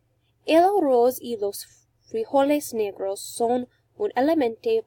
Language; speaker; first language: Spanish; non-native, learner; English